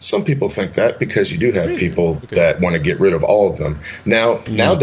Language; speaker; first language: English; native; English